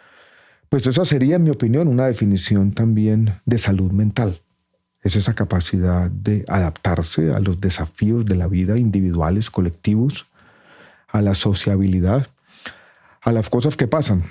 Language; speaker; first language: Spanish; native; Spanish